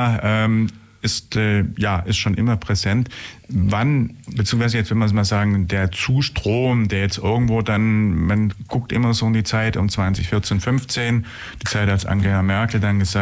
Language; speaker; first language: German; native; German